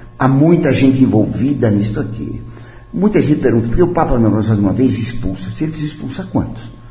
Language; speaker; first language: Portuguese; early bilingual, other home language; Italian